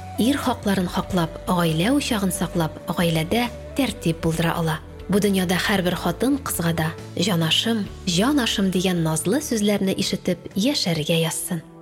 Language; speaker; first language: Tatar; native; Tatar